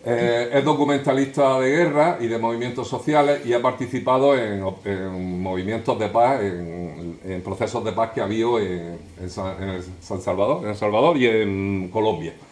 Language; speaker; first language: Spanish; native; Spanish